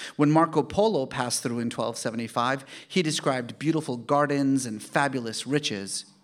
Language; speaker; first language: English; early bilingual, other home language; Persian